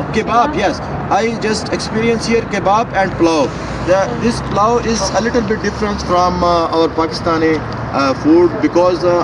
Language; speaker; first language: English; non-native, learner; Urdu